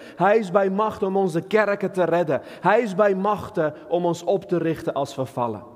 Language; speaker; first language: Dutch; non-native, fluent; Armenian